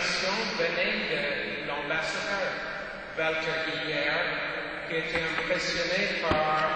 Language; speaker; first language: French; non-native, fluent; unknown